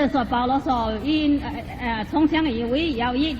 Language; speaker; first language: Chinese; native; Chinese